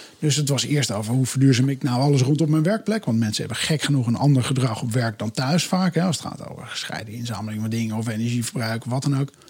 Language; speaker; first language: Dutch; native; Dutch